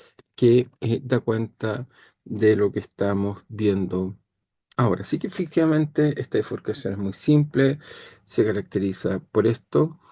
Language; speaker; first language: Spanish; native; Spanish